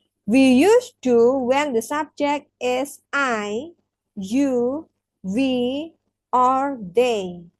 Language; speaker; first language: English; non-native, fluent; Indonesian